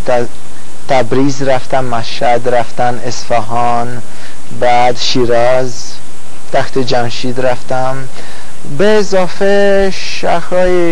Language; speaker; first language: Persian; non-native, fluent; Romanian